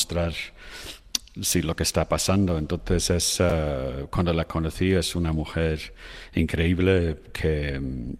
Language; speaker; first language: Spanish; non-native, fluent; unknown